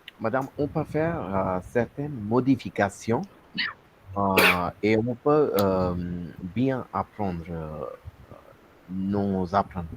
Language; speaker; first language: French; non-native, learner; Hindi